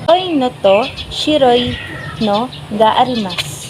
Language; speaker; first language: Japanese; non-native, learner; Filipino